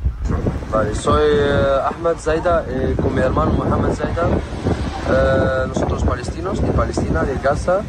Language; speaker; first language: Spanish; non-native, learner; Arabic